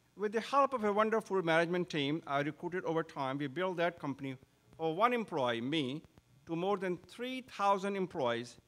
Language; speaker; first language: English; non-native, local second language; Urdu